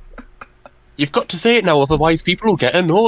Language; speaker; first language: English; native; English